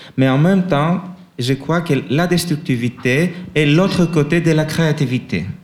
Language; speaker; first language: French; non-native, fluent; Greek